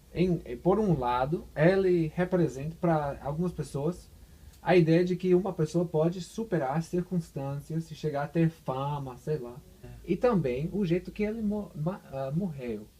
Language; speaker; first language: Portuguese; non-native, fluent; English